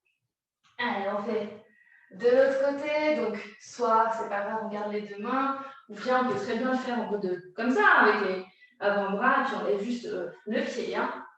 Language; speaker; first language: French; native; French